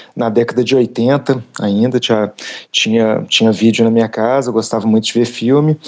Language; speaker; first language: Portuguese; native; Portuguese